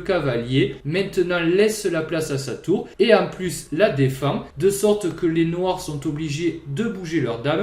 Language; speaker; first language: French; native; French